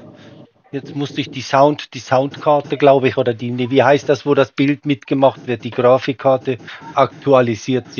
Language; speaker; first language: German; native; German